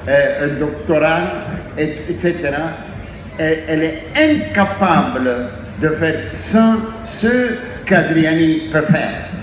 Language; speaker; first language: French; non-native, fluent; Greek